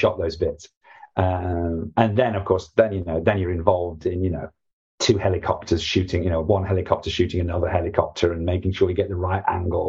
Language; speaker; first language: English; native; English